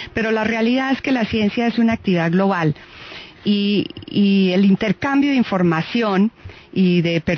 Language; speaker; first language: Spanish; native; Spanish